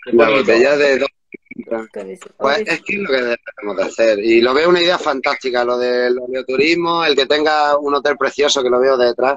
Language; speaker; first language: Spanish; native; Spanish